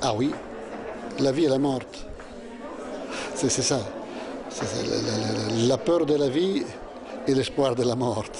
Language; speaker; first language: French; non-native, fluent; Italian